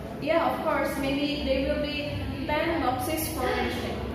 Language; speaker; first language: English; non-native, learner; Indonesian